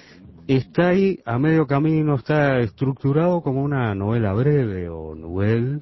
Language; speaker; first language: Spanish; native; Spanish